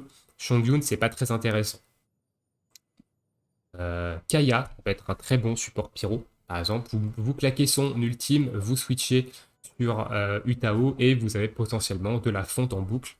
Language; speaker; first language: French; native; French